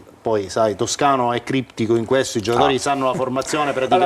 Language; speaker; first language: Italian; native; Italian